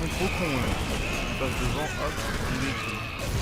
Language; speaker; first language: French; native; French